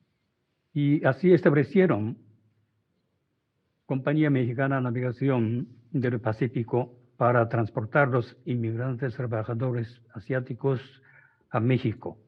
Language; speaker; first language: Spanish; non-native, fluent; Japanese